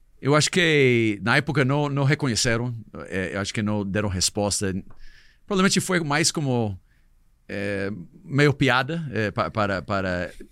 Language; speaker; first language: Portuguese; non-native, fluent; English